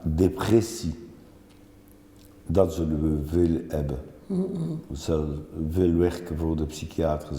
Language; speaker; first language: Dutch; non-native, local second language; French